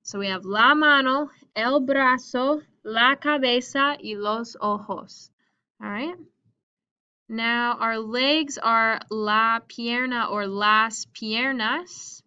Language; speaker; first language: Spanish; non-native, fluent; English